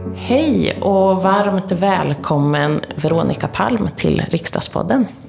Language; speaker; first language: Swedish; native; Swedish